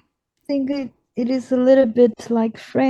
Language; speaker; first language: English; non-native, learner; Chinese